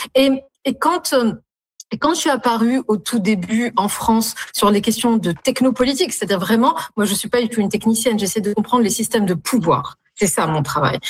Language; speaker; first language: French; non-native, local second language; Arabic